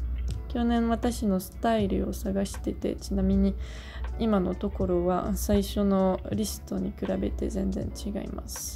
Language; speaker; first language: Japanese; non-native, learner; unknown